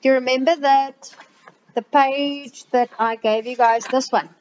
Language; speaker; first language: English; non-native, local second language; Afrikaans